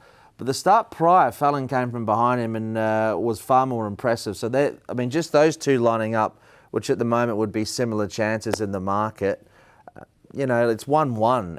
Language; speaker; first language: English; native; English